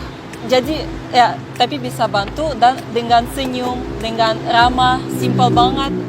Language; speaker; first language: Indonesian; non-native, fluent; Russian